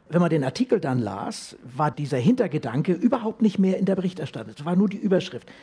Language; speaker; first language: German; native; German